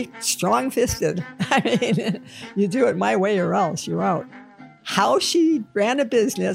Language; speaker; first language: English; native; English